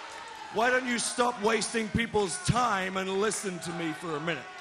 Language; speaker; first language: English; native; English